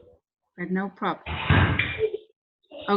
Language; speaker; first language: English; non-native, fluent; German